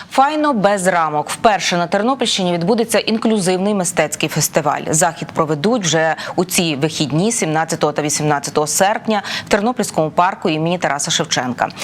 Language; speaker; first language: Ukrainian; native; Ukrainian